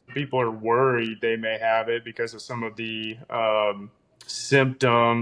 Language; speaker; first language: English; native; English